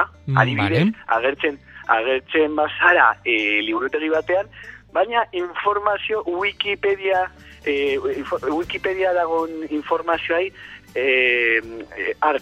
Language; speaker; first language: Basque; non-native, learner; Spanish